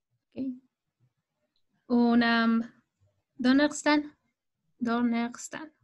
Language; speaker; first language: German; non-native, learner; Spanish